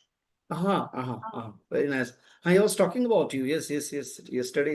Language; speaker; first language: Hindi; native; Hindi